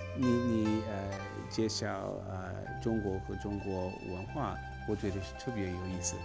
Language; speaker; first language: Chinese; non-native, learner; English